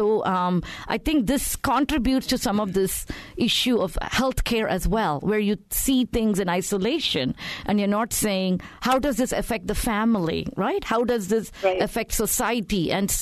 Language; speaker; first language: English; non-native, local second language; Tamil